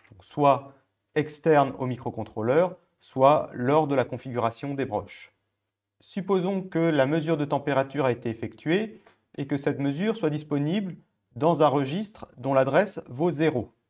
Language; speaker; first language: French; native; French